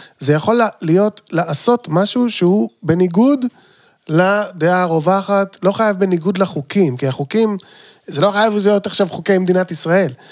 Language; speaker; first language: Hebrew; native; Hebrew